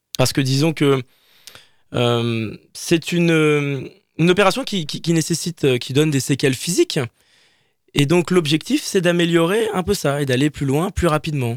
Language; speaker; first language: French; native; French